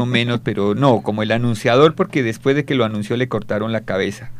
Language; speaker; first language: Spanish; native; Spanish